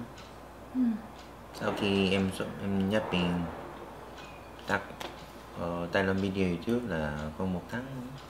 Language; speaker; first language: Vietnamese; non-native, learner; Korean